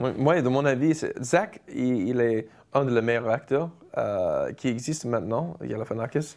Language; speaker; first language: French; non-native, fluent; English